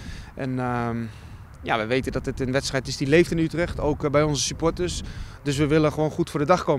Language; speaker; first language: Dutch; native; Dutch